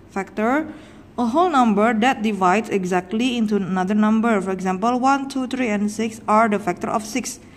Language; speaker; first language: English; non-native, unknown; Indonesian